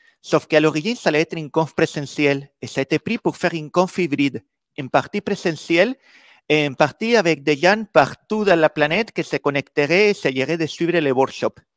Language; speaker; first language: French; non-native, fluent; Spanish